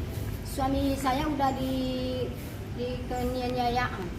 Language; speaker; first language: Indonesian; non-native, local second language; Nias